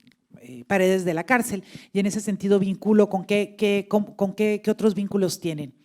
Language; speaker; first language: Spanish; native; Spanish